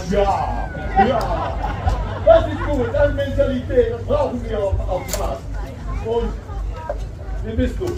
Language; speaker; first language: German; non-native, learner; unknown